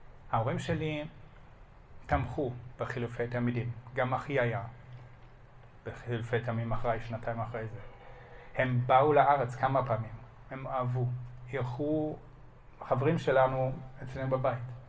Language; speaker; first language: Hebrew; non-native, fluent; German